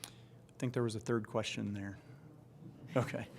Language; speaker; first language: English; native; English